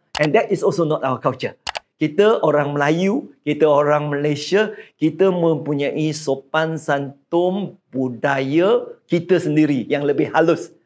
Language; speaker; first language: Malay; non-native, local second language; Chinese